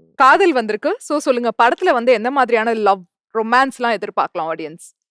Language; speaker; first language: Tamil; native; Tamil